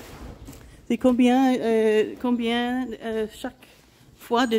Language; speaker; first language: French; non-native, learner; English